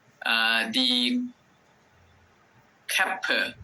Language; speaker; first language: German; non-native, learner; Thai